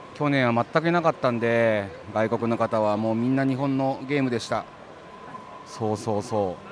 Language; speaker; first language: Japanese; native; Japanese